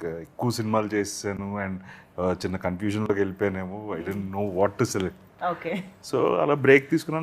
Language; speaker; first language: Telugu; native; Telugu